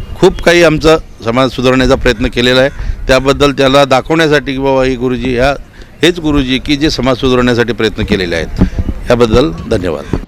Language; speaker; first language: Marathi; non-native, local second language; Lambadi